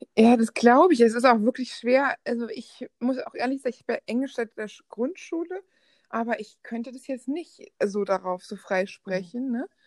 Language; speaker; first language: German; native; German